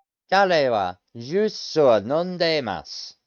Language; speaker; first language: Japanese; non-native, learner; English